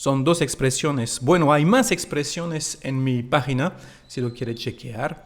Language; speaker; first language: Spanish; non-native, fluent; French